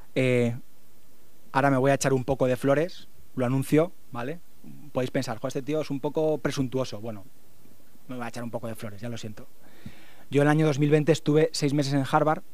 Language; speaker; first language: Spanish; native; Spanish